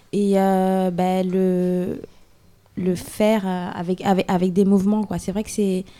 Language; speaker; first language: French; native; French